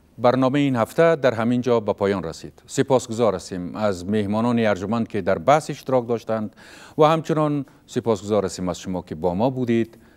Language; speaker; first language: Persian; native; Persian